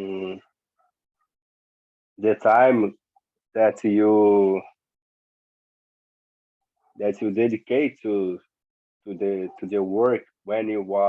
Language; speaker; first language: English; non-native, learner; Portuguese